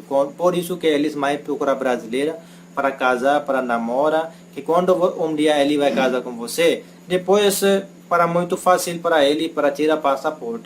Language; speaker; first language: Portuguese; non-native, learner; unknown